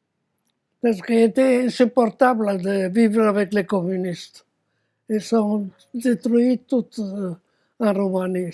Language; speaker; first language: French; non-native, fluent; Romanian